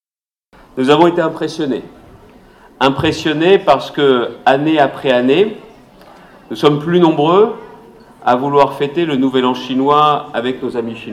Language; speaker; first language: French; native; French